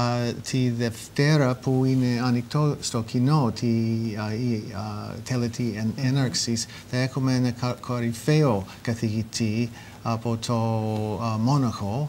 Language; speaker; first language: Greek; non-native, fluent; English